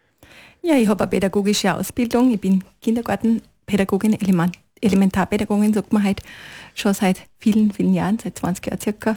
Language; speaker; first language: German; native; German